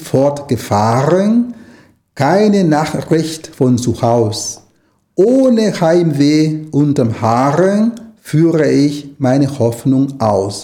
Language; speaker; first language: German; non-native, fluent; Spanish